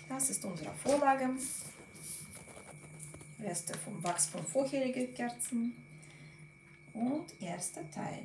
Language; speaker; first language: German; non-native, fluent; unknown